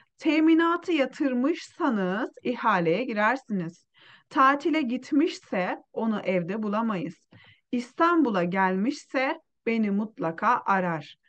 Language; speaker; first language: Turkish; non-native, fluent; Uyghur